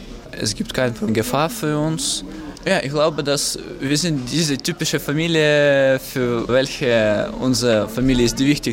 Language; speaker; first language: German; non-native, learner; Ukrainian